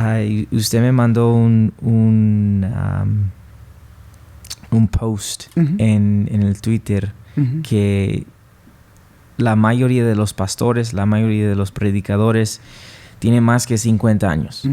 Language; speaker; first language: Spanish; non-native, fluent; English